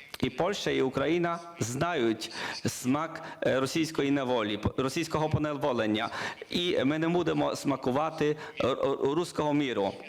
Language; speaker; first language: Ukrainian; non-native, learner; Polish